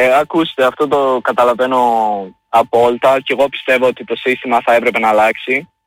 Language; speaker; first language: Greek; early bilingual, other home language; Albanian